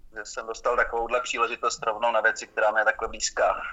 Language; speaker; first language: Czech; native; Czech